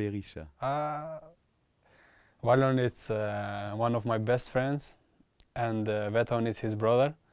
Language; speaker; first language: English; non-native, learner; Albanian